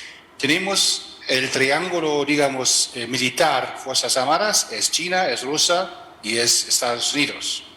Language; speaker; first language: Spanish; non-native, fluent; German